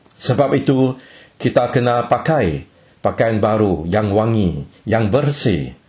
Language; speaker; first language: Malay; non-native, local second language; Chinese